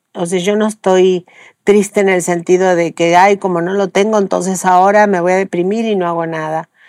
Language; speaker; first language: Spanish; native; Spanish